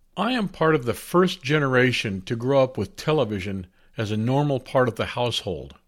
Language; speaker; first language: English; native; English